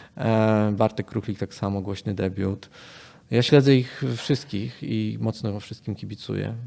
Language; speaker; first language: Polish; native; Polish